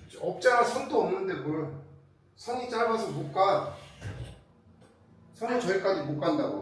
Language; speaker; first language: Korean; native; Korean